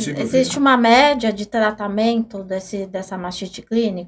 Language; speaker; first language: Portuguese; native; Portuguese